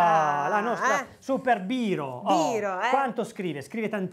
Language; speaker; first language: Italian; native; Italian